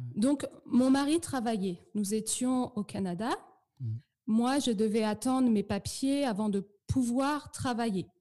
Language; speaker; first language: French; native; French